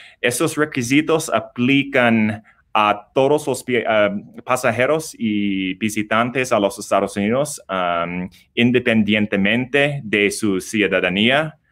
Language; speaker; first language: Spanish; non-native, learner; English